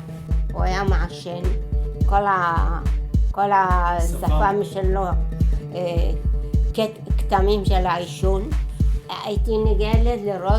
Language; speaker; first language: Hebrew; early bilingual, other home language; Arabic